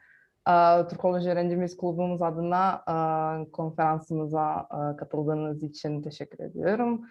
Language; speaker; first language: Turkish; non-native, fluent; Croatian